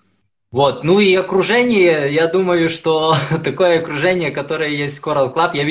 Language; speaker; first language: Russian; native; Russian